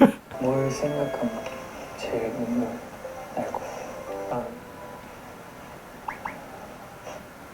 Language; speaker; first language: Korean; non-native, fluent; Japanese